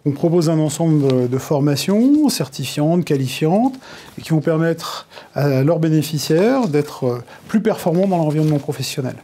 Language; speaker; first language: French; native; French